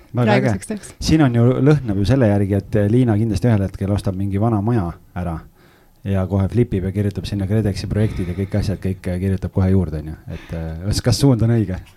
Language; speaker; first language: Estonian; native; Estonian